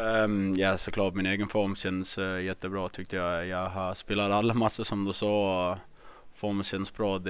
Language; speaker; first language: Swedish; non-native, fluent; Danish